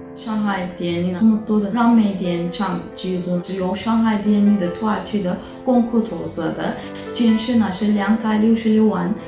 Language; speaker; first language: Chinese; non-native, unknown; Turkish